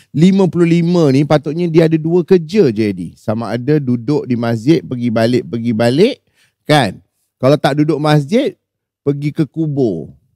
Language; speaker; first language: Malay; native; Malay